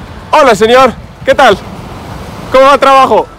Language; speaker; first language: Spanish; non-native, fluent; Arabic